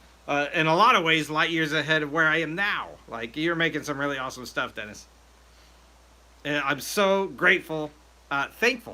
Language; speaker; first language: English; native; English